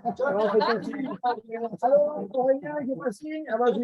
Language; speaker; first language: French; native; French